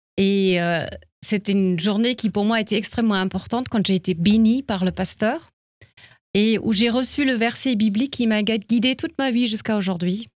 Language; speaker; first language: French; non-native, fluent; German